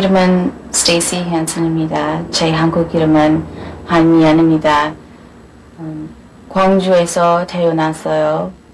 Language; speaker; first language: Korean; early bilingual, heritage; English